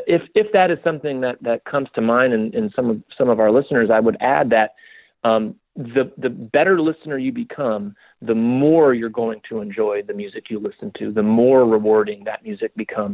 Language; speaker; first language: English; native; English